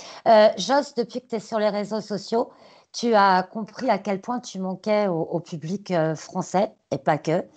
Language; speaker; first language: French; native; French